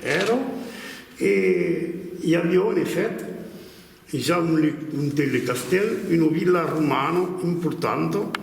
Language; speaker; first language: Occitan; native; Occitan